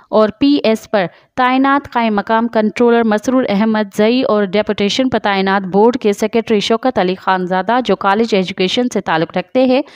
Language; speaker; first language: Urdu; non-native, local second language; Sindhi